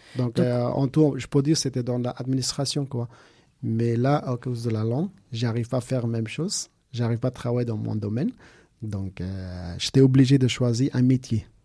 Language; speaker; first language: French; non-native, fluent; Persian